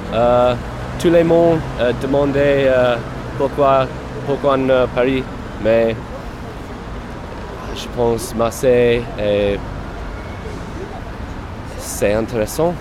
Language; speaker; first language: French; non-native, learner; English